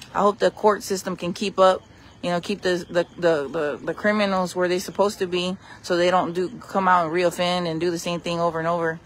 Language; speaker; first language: English; early bilingual, other home language; Spanish